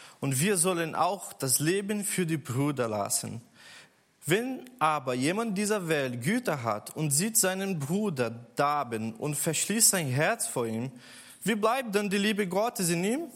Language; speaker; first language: German; non-native, learner; Portuguese